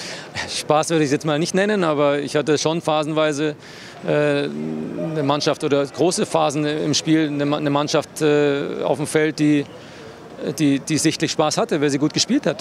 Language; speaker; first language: German; native; German